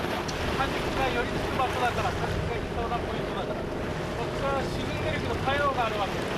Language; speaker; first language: Japanese; native; Japanese